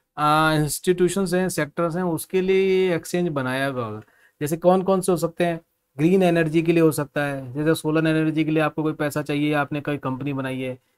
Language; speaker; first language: Hindi; native; Hindi